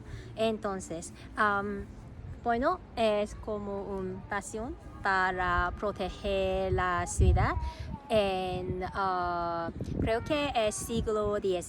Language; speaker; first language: Spanish; non-native, learner; Cantonese